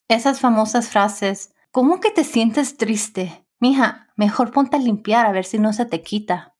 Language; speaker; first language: Spanish; early bilingual, heritage; Spanish